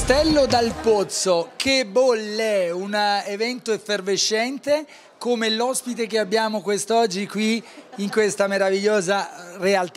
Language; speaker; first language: Italian; native; Italian